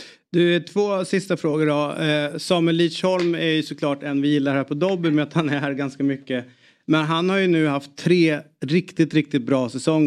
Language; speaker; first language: Swedish; native; Swedish